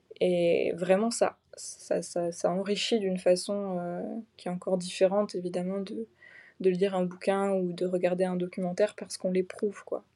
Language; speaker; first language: French; native; French